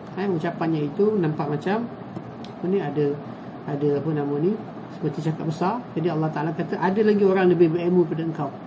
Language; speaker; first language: Malay; native; Malay